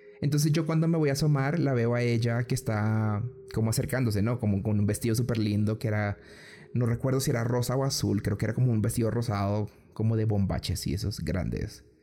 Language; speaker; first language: Spanish; native; Spanish